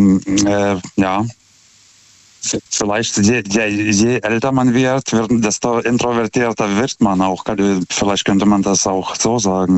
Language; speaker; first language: German; non-native, fluent; Lithuanian